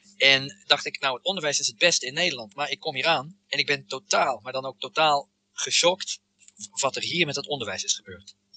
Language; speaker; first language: Dutch; non-native, fluent; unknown